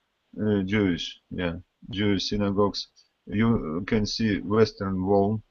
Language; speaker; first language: English; non-native, learner; Russian